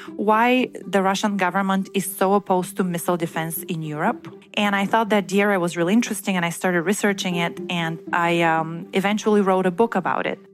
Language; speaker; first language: English; non-native, fluent; Bulgarian